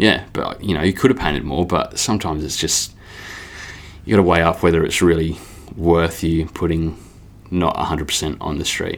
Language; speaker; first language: English; native; English